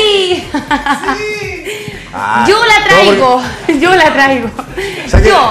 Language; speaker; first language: Spanish; native; Spanish